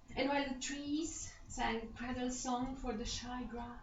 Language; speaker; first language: English; non-native, fluent; Romanian